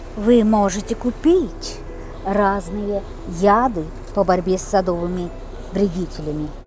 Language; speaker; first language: Russian; non-native, local second language; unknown